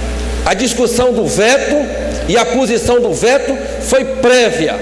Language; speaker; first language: Portuguese; native; Portuguese